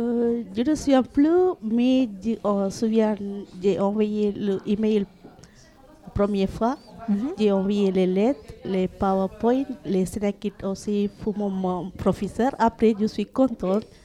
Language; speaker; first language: French; non-native, learner; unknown